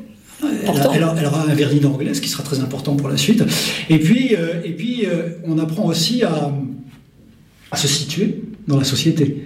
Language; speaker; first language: French; native; French